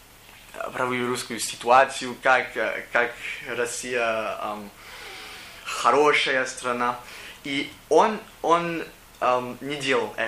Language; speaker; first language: Russian; non-native, learner; English